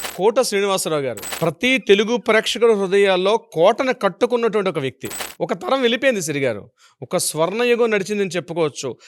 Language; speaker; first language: Telugu; native; Telugu